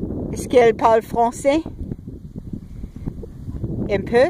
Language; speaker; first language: French; non-native, learner; English